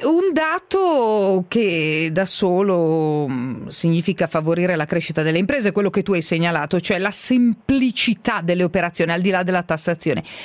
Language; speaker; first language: Italian; native; Italian